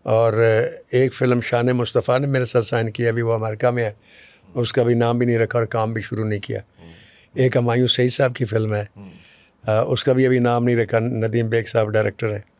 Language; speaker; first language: Urdu; non-native, local second language; Punjabi